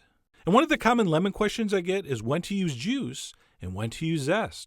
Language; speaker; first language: English; native; English